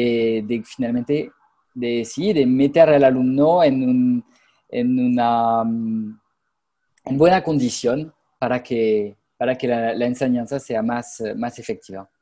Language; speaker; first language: Spanish; non-native, fluent; French